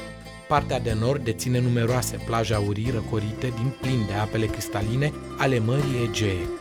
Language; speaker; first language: Romanian; native; Romanian